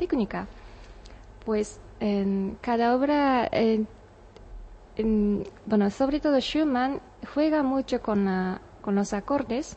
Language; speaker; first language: Spanish; non-native, learner; Japanese